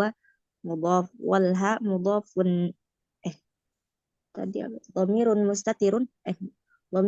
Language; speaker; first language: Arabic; non-native, learner; Indonesian